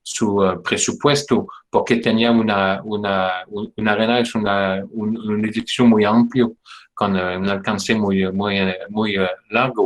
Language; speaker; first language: Spanish; non-native, fluent; French